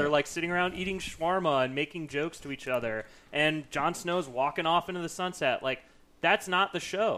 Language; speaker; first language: English; native; English